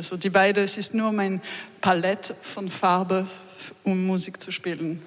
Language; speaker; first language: German; non-native, learner; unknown